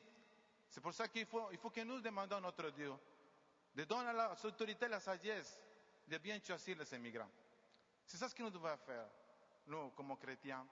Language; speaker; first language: French; non-native, learner; Spanish